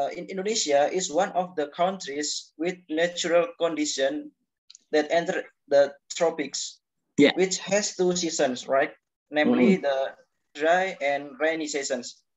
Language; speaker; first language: English; non-native, learner; Indonesian